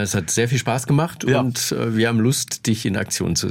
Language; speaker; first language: German; native; German